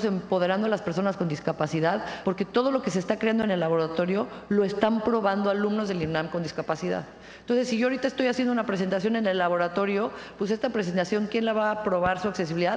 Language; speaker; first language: Spanish; native; Spanish